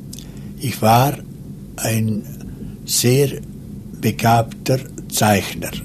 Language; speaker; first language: German; non-native, local second language; Romansh